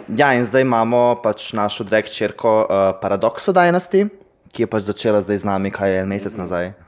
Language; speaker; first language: Slovenian; non-native, fluent; Serbian